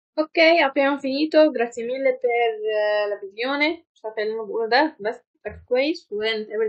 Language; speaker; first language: Italian; non-native, fluent; Arabic